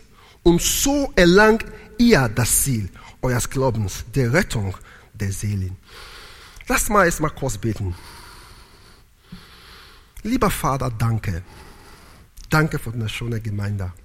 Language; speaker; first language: German; non-native, learner; Italian